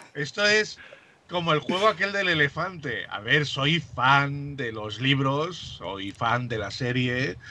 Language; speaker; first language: Spanish; native; Spanish